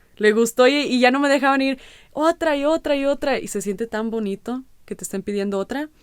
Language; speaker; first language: Spanish; early bilingual, heritage; Spanish